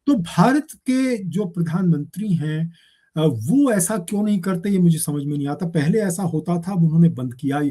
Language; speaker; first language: Hindi; native; Hindi